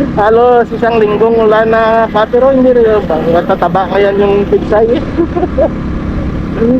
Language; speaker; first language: Filipino; non-native, local second language; Hiligaynon